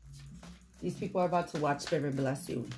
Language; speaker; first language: English; native; English